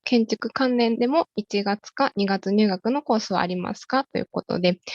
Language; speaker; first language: Japanese; native; Japanese